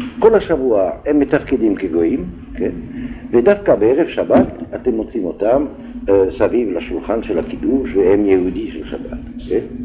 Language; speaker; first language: Hebrew; non-native, fluent; French